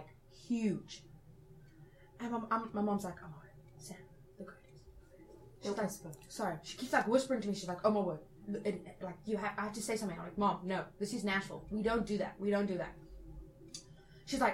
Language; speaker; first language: English; native; English